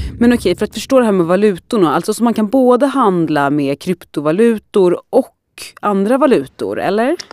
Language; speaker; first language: Swedish; native; Swedish